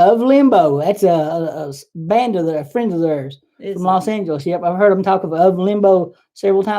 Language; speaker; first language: English; native; English